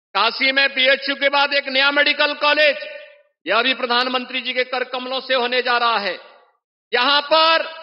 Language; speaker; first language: Hindi; native; Hindi